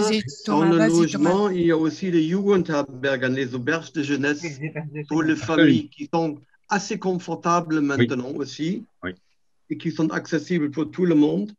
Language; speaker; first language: French; non-native, fluent; German